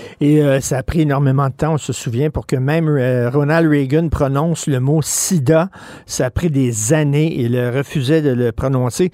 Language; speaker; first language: French; native; French